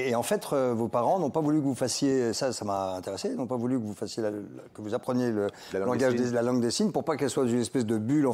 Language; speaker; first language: French; native; French